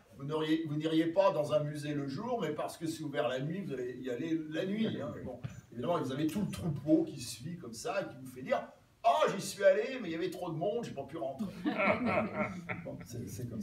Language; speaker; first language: French; native; French